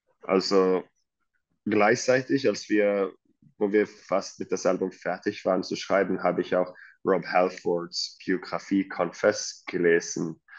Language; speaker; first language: German; non-native, fluent; Swedish